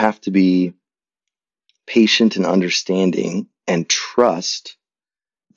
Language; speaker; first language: English; native; English